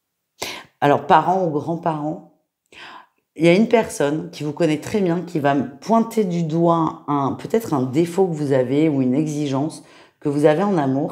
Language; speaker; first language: French; native; French